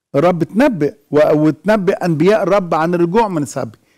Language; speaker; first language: Arabic; native; Arabic